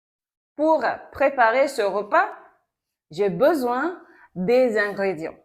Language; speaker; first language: French; non-native, local second language; Yoruba